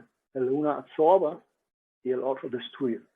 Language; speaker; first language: Spanish; non-native, learner; German